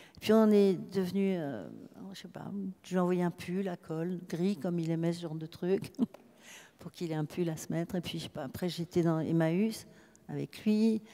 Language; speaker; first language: French; native; French